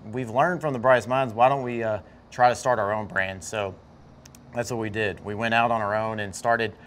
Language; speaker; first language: English; native; English